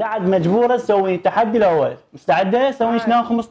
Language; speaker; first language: Arabic; native; Arabic